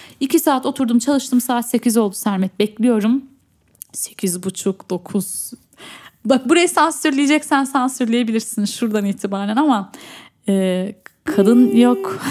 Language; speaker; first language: Turkish; native; Turkish